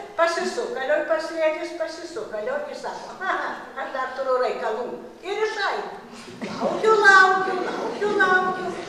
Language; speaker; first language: Lithuanian; native; Lithuanian